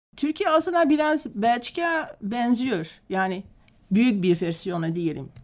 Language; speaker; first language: Turkish; non-native, fluent; Dutch